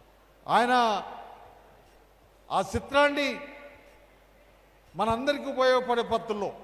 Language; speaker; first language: Telugu; native; Telugu